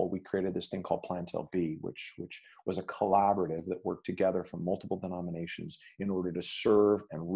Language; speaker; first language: English; native; English